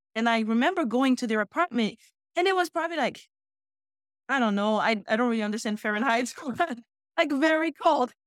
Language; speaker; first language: English; non-native, fluent; French